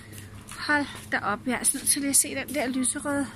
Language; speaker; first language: Danish; native; Danish